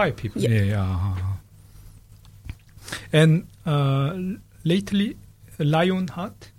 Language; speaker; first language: English; non-native, fluent; Korean